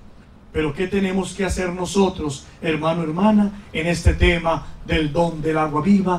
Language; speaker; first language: Spanish; native; Spanish